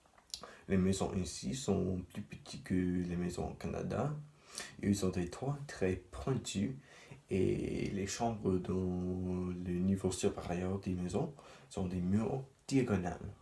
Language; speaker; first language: French; non-native, learner; English